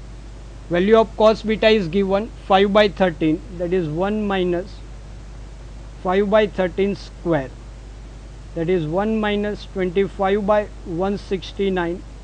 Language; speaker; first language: English; non-native, local second language; Gujarati